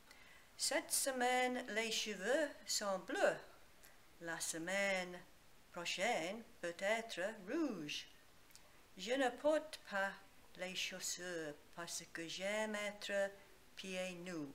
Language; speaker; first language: French; non-native, learner; English